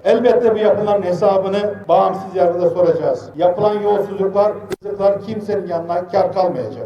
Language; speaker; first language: Turkish; native; Turkish